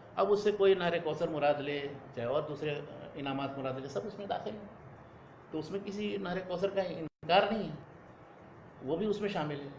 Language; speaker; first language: Urdu; native; Urdu